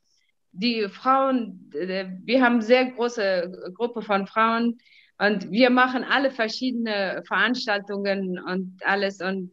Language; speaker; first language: German; non-native, fluent; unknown